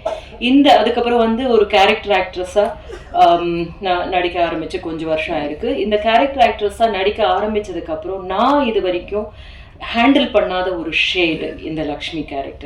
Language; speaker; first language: Tamil; native; Tamil